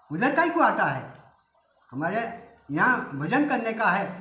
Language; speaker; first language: Hindi; non-native, local second language; Gujarati